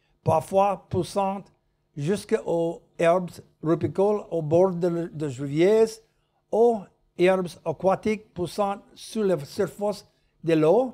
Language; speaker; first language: French; non-native, learner; English